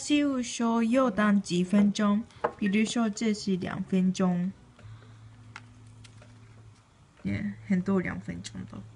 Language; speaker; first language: Chinese; non-native, learner; Japanese